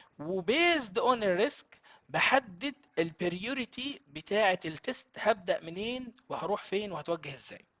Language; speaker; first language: Arabic; native; Arabic